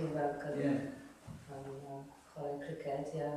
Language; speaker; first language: Welsh; non-native, learner; English